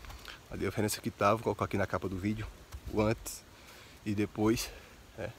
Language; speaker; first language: Portuguese; native; Portuguese